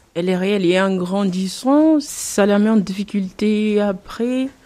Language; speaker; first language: French; non-native, local second language; Comorian